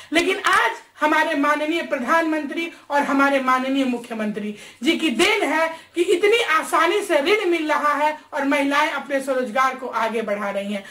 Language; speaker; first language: Hindi; native; Hindi